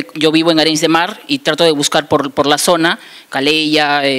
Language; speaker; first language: Spanish; native; Spanish